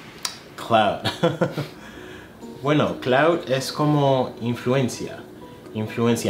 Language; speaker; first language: Spanish; non-native, fluent; English